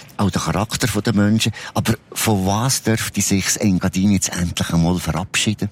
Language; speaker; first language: German; native; German